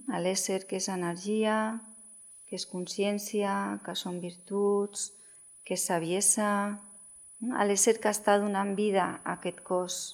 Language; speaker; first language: Catalan; non-native, local second language; Spanish